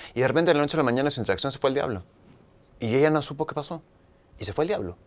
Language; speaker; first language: Spanish; native; Spanish